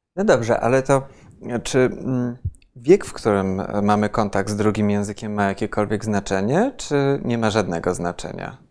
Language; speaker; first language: Polish; native; Polish